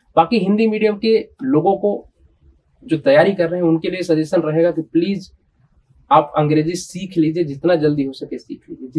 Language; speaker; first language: Hindi; native; Hindi